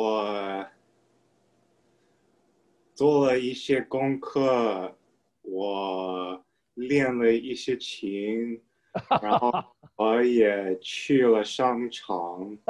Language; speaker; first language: Chinese; non-native, learner; English